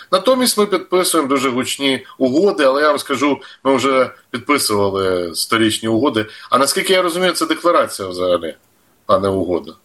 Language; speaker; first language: Ukrainian; native; Ukrainian